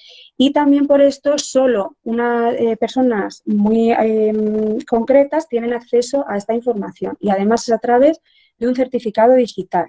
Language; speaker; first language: Spanish; native; Spanish